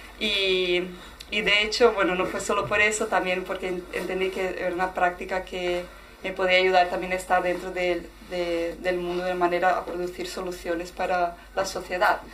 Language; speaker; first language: Spanish; non-native, fluent; Portuguese